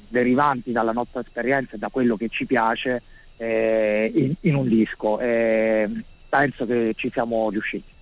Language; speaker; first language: Italian; native; Italian